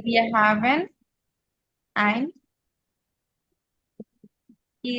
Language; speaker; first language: German; non-native, learner; Bangla